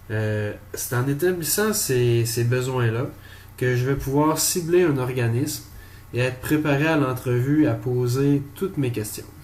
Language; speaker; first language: French; native; French